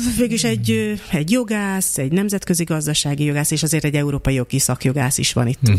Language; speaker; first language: Hungarian; early bilingual, other home language; Russian